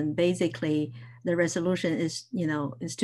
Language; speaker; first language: English; non-native, fluent; Chinese